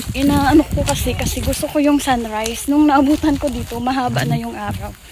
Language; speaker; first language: Filipino; non-native, local second language; Cebuano